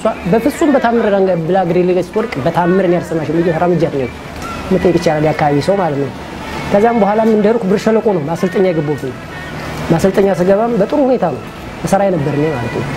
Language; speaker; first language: Amharic; native; Amharic